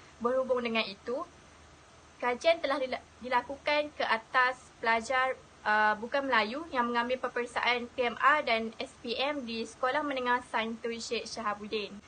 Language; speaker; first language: Malay; native; Malay